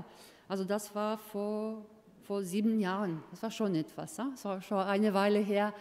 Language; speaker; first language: German; non-native, fluent; Croatian